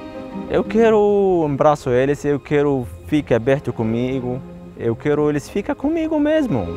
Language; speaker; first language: Portuguese; non-native, learner; Arabic